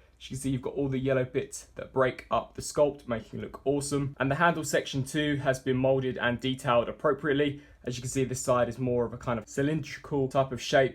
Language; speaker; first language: English; native; English